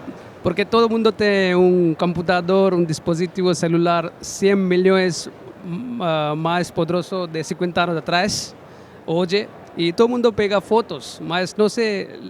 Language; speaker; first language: Portuguese; non-native, learner; Hindi